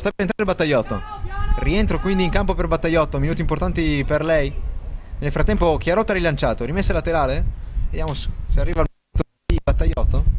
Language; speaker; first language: Italian; native; Italian